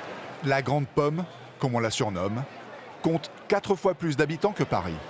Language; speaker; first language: French; native; French